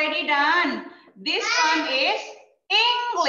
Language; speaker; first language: English; non-native, fluent; Indonesian